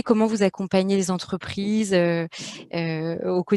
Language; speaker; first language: French; native; French